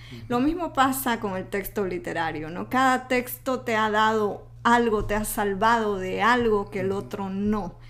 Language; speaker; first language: Spanish; native; Spanish